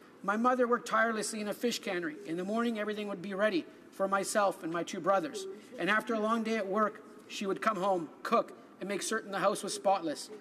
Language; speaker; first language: English; early bilingual, other home language; Italian